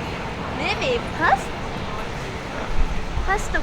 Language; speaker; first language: English; non-native, learner; Japanese